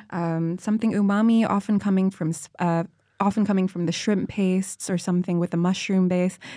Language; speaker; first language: English; non-native, fluent; Indonesian